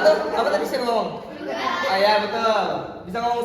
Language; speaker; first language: Indonesian; native; Indonesian